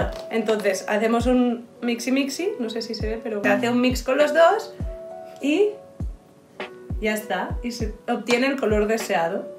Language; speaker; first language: Spanish; native; Spanish